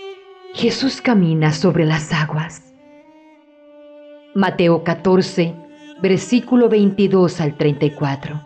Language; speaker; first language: Spanish; native; Spanish